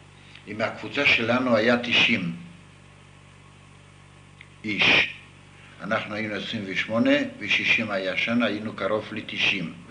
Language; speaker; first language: Hebrew; non-native, fluent; Yiddish